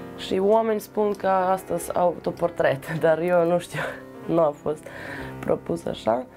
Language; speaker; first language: Romanian; non-native, learner; Russian